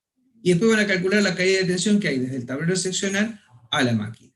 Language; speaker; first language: Spanish; native; Spanish